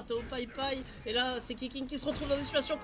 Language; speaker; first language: French; native; French